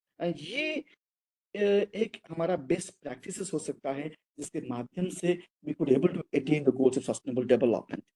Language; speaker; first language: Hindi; non-native, local second language; Odia